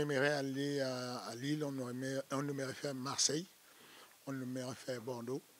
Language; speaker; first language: French; native; French